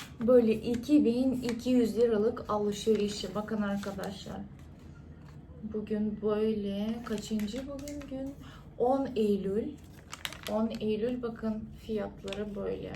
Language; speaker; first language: Turkish; non-native, fluent; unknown